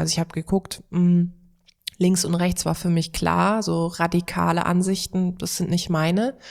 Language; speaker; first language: German; early bilingual, other home language; Turkish